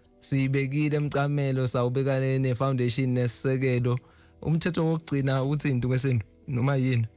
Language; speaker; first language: Zulu; native; Zulu